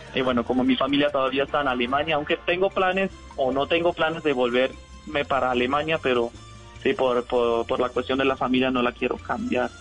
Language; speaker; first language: Spanish; non-native, fluent; German